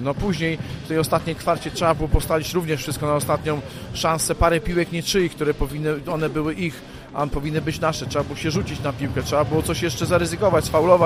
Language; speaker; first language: Polish; native; Polish